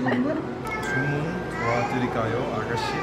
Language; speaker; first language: Korean; non-native, learner; Chinese